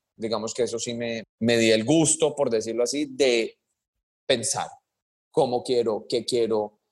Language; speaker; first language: Spanish; early bilingual, heritage; Spanish